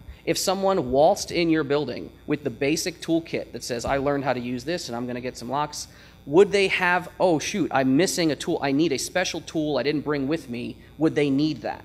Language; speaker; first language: English; native; English